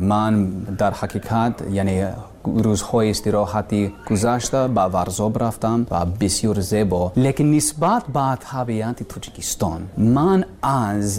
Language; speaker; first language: Persian; non-native, learner; English